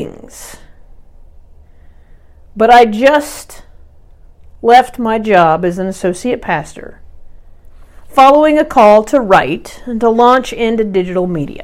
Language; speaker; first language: English; native; English